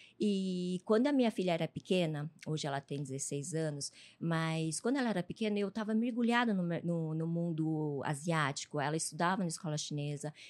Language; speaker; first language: Portuguese; early bilingual, other home language; Chinese